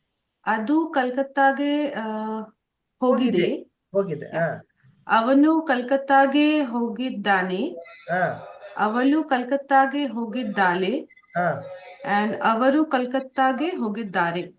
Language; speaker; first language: Kannada; non-native, learner; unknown